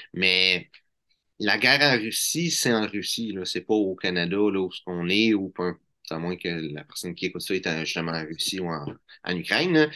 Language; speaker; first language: French; native; French